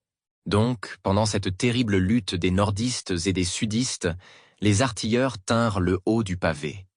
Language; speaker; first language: French; native; French